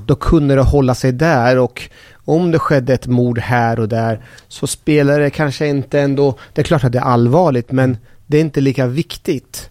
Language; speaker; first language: Swedish; early bilingual, other home language; Persian